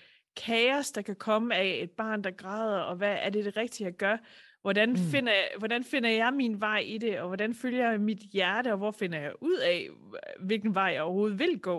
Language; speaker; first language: Danish; native; Danish